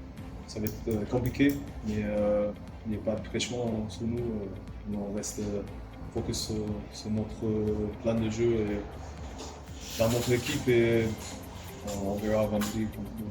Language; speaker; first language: French; non-native, learner; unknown